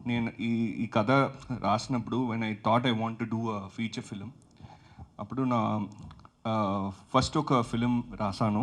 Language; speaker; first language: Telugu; early bilingual, heritage; Telugu